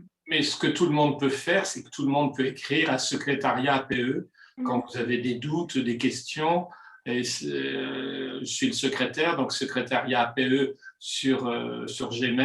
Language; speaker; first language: French; native; French